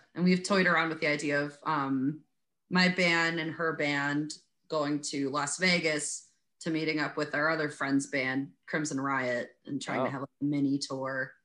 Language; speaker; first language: English; native; English